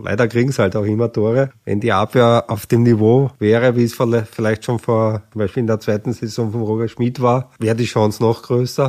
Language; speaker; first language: German; native; German